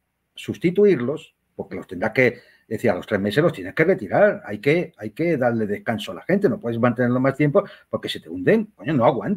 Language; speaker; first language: Spanish; native; Spanish